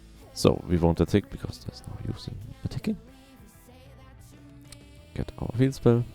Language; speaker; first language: English; non-native, fluent; German